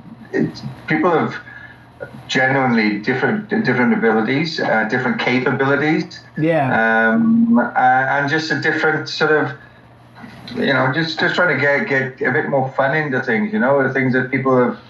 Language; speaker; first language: English; native; English